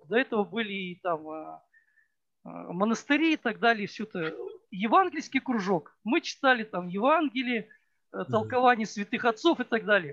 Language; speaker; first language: Russian; native; Russian